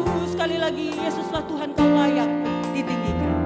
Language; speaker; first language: Indonesian; native; Indonesian